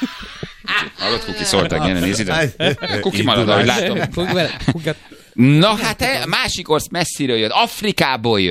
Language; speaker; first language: Hungarian; native; Hungarian